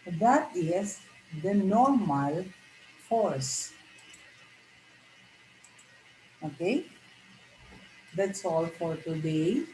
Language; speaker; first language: English; non-native, local second language; Filipino